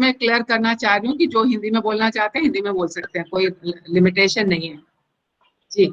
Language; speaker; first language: Hindi; native; Hindi